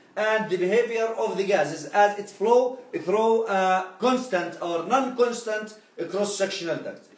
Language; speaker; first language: English; non-native, fluent; Arabic